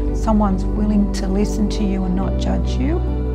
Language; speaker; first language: English; native; English